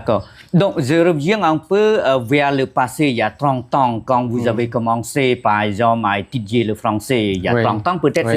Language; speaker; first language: French; non-native, fluent; Khmer